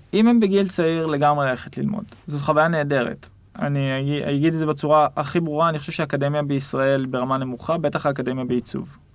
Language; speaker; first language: Hebrew; native; Hebrew